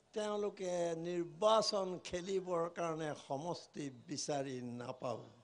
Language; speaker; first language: Assamese; native; Assamese